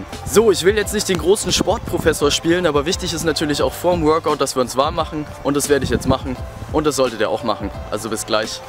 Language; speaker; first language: German; native; German